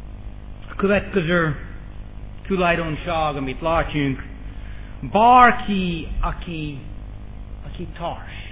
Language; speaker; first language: Hungarian; non-native, fluent; English